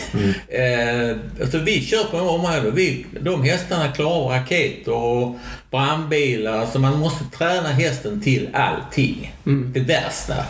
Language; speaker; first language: Swedish; native; Swedish